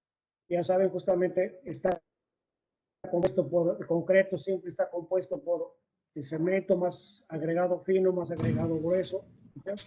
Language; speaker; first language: Spanish; native; Spanish